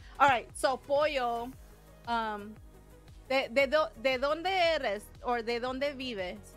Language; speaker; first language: Spanish; non-native, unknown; English